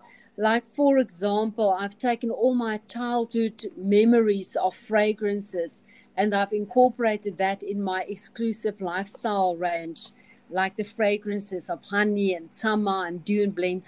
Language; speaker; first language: English; non-native, local second language; Afrikaans